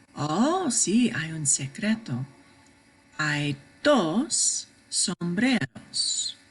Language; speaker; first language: Spanish; non-native, fluent; English